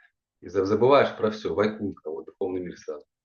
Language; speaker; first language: Russian; native; Russian